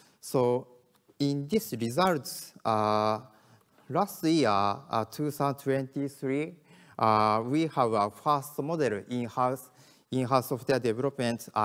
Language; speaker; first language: English; non-native, learner; Japanese